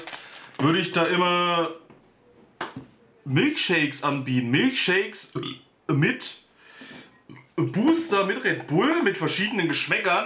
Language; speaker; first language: German; native; German